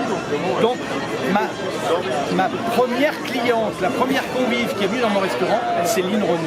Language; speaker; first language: French; native; French